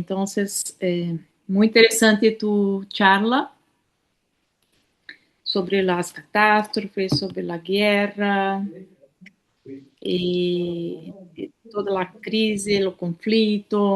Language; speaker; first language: Spanish; non-native, learner; Portuguese